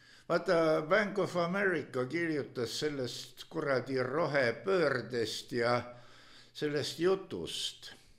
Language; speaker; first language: Estonian; native; Estonian